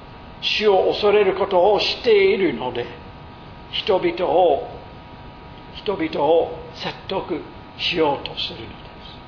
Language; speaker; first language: Japanese; non-native, fluent; English